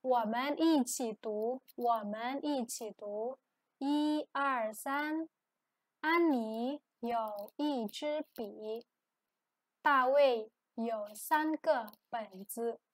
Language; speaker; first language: Chinese; non-native, fluent; Indonesian